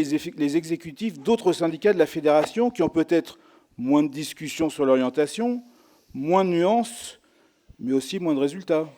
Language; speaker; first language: French; native; French